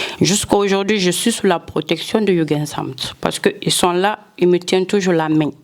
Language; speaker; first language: French; non-native, local second language; Fula